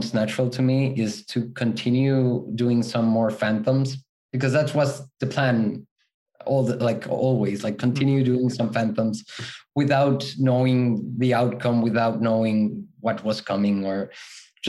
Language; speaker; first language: English; non-native, fluent; Spanish